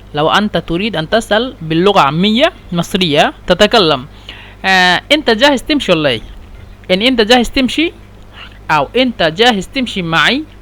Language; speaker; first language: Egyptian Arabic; non-native, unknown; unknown